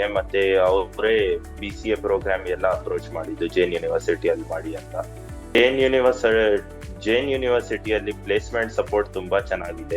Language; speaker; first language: Kannada; non-native, local second language; Urdu